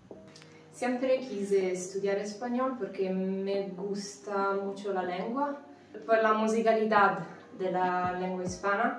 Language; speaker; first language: Spanish; non-native, learner; Italian